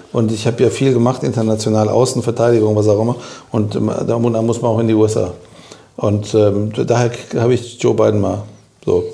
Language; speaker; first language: German; non-native, fluent; Persian